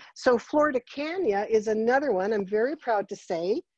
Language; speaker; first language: English; native; English